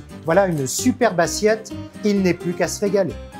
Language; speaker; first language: French; native; French